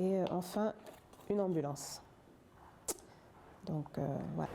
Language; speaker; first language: French; non-native, local second language; Wolof